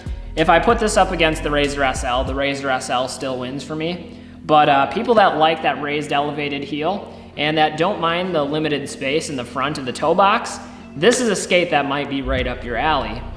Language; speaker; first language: English; native; English